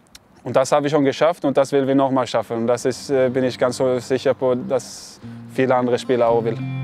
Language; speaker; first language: German; non-native, fluent; Norwegian